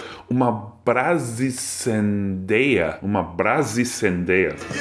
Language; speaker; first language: Portuguese; non-native, fluent; English